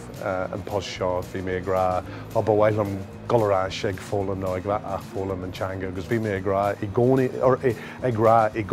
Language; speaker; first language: Irish; non-native, local second language; English